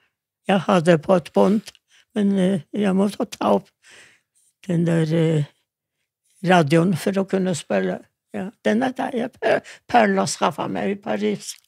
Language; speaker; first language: Norwegian; non-native, fluent; Yiddish